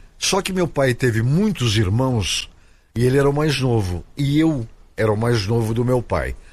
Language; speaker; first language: Portuguese; native; Portuguese